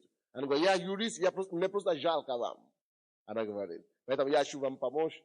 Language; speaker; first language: Russian; non-native, fluent; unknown